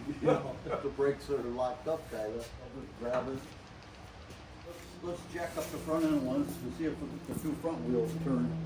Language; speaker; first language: English; native; English